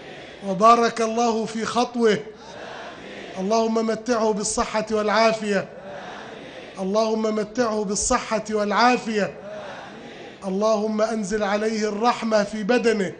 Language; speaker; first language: Arabic; native; Arabic